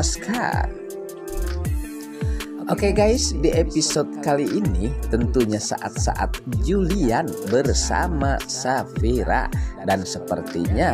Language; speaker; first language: Indonesian; native; Indonesian